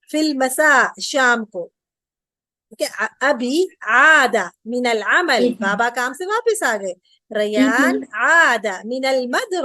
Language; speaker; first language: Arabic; non-native, fluent; Urdu